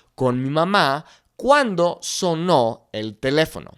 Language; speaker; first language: Spanish; non-native, fluent; English